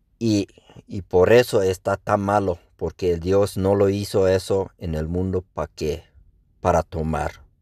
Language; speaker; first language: Spanish; non-native, local second language; Plautdietsch